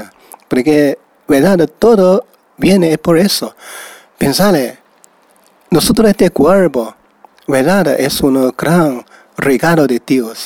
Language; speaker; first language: Spanish; non-native, learner; Chinese